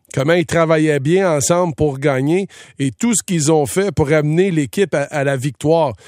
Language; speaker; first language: French; native; French